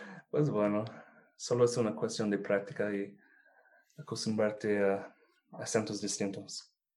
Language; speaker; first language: Spanish; non-native, fluent; English